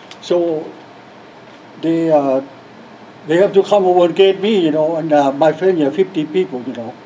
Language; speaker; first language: English; non-native, learner; Lao